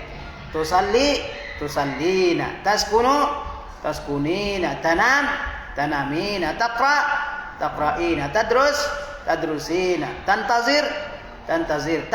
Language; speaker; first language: Arabic; non-native, fluent; Indonesian